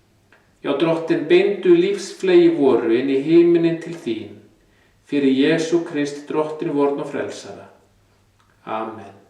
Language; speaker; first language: Icelandic; native; Icelandic